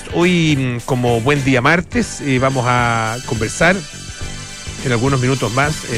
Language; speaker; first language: Spanish; native; Spanish